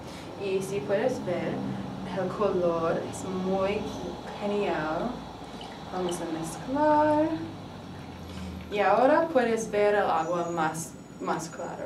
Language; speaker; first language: Spanish; non-native, learner; English